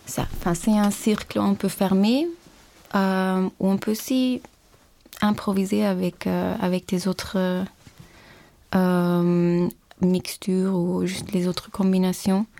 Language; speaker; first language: French; non-native, fluent; Turkish